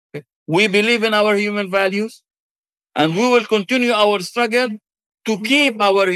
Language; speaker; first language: English; non-native, fluent; Arabic